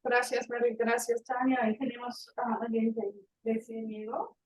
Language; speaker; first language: Spanish; non-native, fluent; English